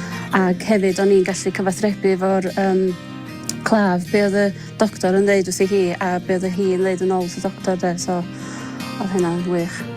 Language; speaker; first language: Welsh; native; Welsh